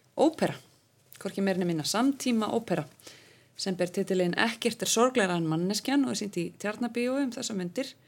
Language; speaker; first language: Icelandic; native; Icelandic